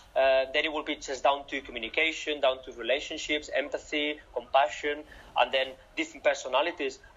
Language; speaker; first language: English; non-native, fluent; Catalan